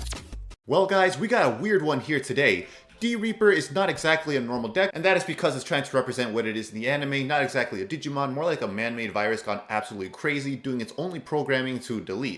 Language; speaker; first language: English; native; English